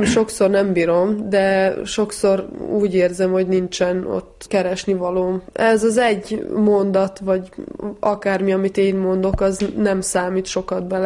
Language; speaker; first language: Hungarian; early bilingual, heritage; Hungarian